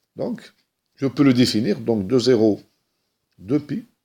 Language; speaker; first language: French; non-native, local second language; Arabic